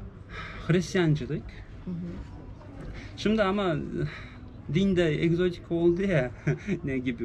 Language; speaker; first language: Turkish; non-native, fluent; Russian